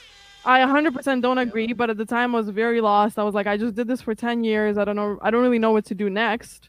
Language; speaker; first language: English; non-native, fluent; Kazakh